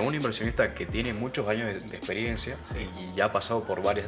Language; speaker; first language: Spanish; native; Spanish